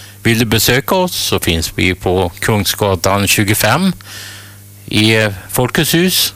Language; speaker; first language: Swedish; native; Swedish